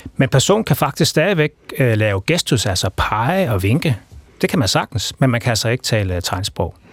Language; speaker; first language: Danish; native; Danish